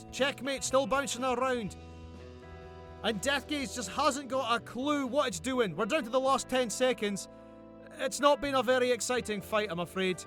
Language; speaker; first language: English; native; English